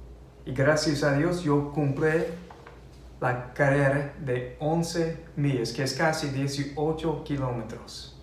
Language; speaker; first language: Spanish; non-native, fluent; English